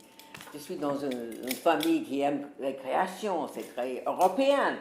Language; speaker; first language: French; non-native, fluent; English